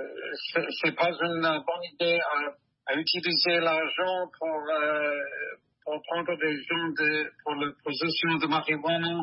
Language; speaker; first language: French; non-native, learner; English